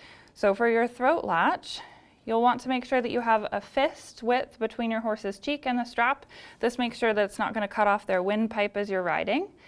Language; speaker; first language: English; native; English